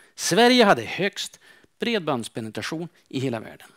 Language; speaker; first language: Swedish; native; Swedish